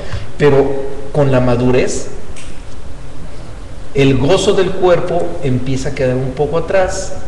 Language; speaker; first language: Spanish; native; Spanish